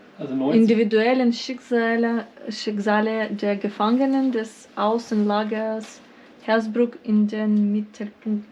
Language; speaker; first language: German; non-native, learner; Ukrainian